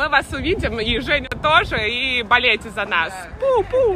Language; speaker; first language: Russian; native; Russian